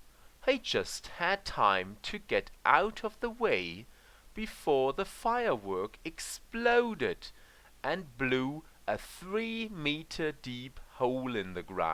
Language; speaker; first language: English; non-native, fluent; German